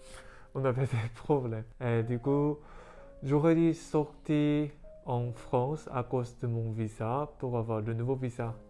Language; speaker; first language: French; non-native, learner; Korean